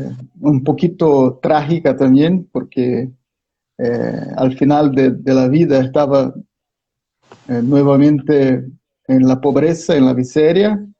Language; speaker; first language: Spanish; non-native, fluent; Portuguese